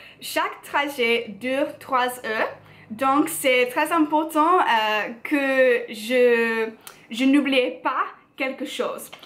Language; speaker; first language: French; non-native, learner; English